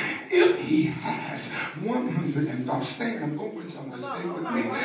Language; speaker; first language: English; native; English